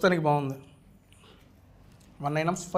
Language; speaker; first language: Telugu; native; Telugu